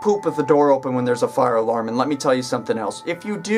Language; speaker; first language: English; native; English